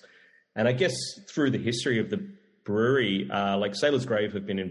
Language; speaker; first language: English; native; English